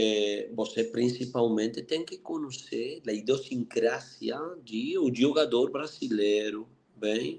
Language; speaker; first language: Portuguese; non-native, fluent; Spanish